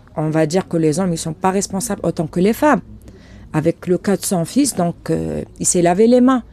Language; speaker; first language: French; non-native, local second language; Arabic